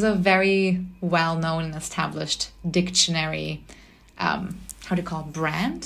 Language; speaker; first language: English; non-native, fluent; German